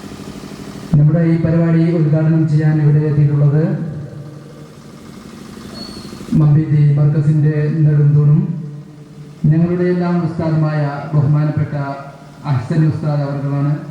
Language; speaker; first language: Malayalam; native; Malayalam